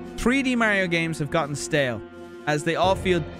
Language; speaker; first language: English; native; English